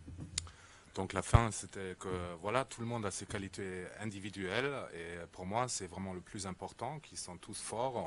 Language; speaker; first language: French; native; French